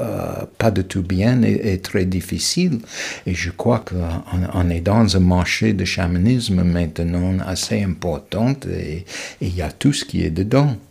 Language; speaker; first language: French; non-native, fluent; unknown